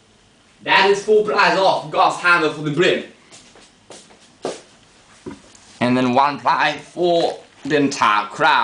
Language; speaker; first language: English; non-native, fluent; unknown